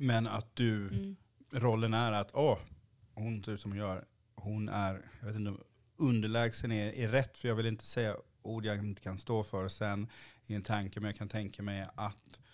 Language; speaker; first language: Swedish; early bilingual, other home language; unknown